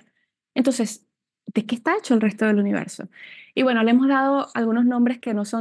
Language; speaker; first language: Spanish; native; Spanish